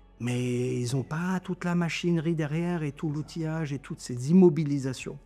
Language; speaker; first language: French; non-native, local second language; German